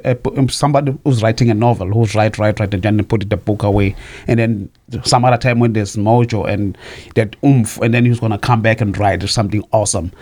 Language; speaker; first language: English; non-native, fluent; Zulu